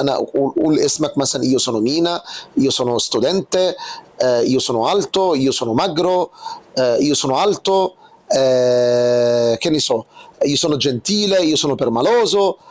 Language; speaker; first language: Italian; non-native, fluent; Arabic